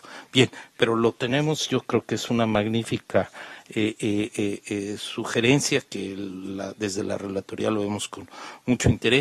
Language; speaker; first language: Spanish; native; Spanish